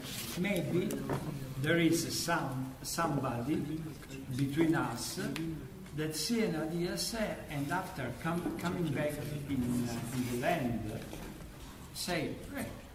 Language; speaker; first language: English; non-native, learner; Italian